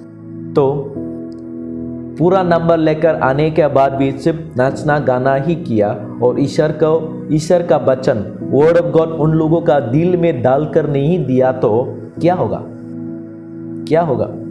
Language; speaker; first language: Hindi; non-native, local second language; Kok Borok